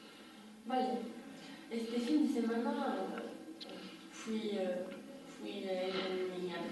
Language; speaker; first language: Spanish; non-native, learner; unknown